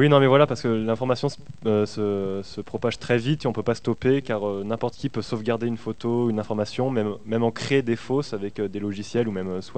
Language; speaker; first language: French; native; French